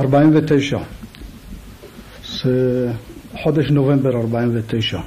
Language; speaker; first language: Hebrew; early bilingual, other home language; Arabic